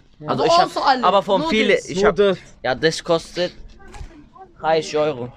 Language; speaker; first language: German; early bilingual, other home language; Turkish